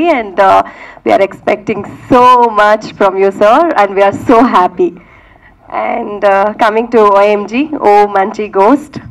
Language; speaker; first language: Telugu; non-native, local second language; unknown